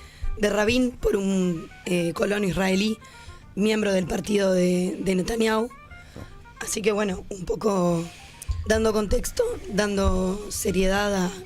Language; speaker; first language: Spanish; native; Spanish